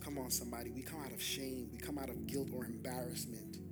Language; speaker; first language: English; native; English